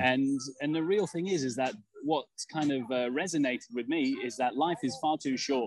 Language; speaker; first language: English; native; English